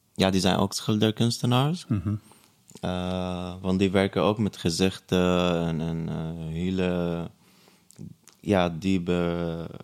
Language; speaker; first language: Dutch; non-native, fluent; Arabic